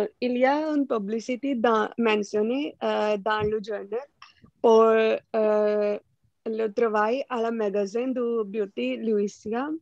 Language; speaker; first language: French; non-native, learner; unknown